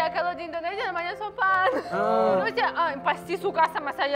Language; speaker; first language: Indonesian; non-native, learner; Russian